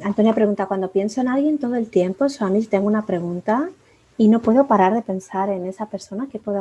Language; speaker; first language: Spanish; native; Spanish